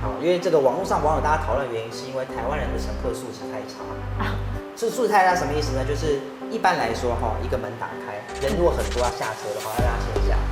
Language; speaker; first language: Chinese; native; Chinese